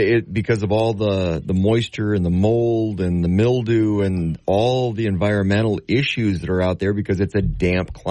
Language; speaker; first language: English; native; English